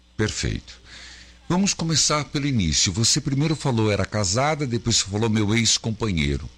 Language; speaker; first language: Portuguese; native; Portuguese